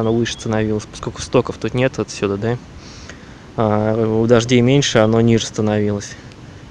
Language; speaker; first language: Russian; native; Russian